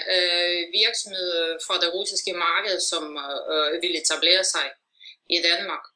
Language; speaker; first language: Danish; non-native, fluent; Russian